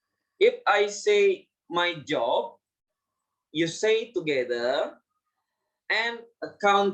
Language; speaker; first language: English; non-native, fluent; Indonesian